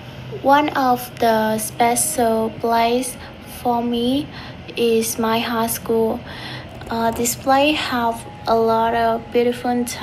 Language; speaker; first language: English; non-native, learner; Vietnamese